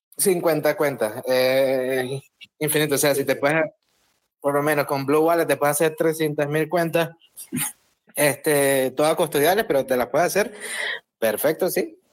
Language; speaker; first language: Spanish; native; Spanish